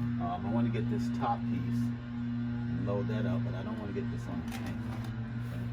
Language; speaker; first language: English; native; English